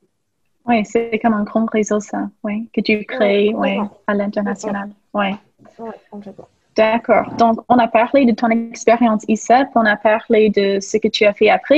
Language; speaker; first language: French; non-native, fluent; English